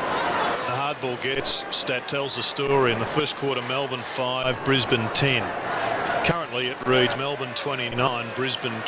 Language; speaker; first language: English; native; English